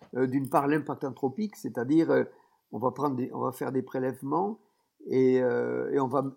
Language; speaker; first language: French; native; French